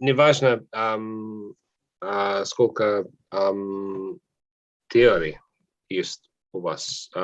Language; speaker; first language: Russian; non-native, fluent; English